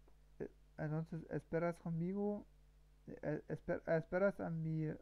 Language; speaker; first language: Spanish; non-native, learner; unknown